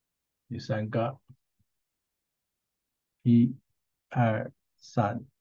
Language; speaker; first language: Chinese; native; Chinese